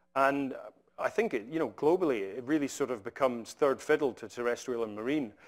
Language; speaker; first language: English; native; English